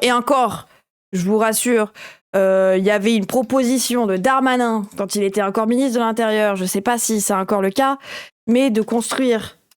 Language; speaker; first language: French; native; French